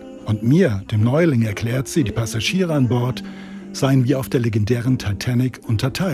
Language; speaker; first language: German; native; German